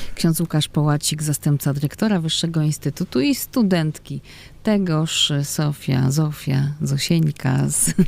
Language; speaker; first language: Polish; native; Polish